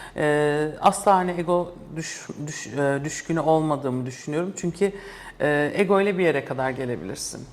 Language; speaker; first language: Turkish; early bilingual, heritage; Turkish